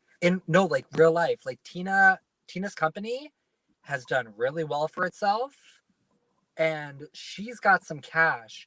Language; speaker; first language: English; native; English